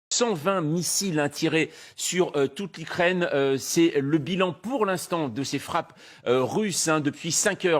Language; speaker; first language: French; native; French